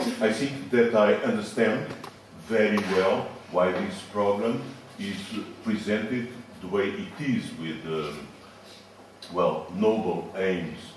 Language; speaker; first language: English; non-native, fluent; Portuguese